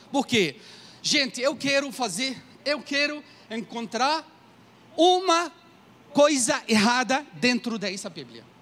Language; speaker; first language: Portuguese; non-native, learner; Arabic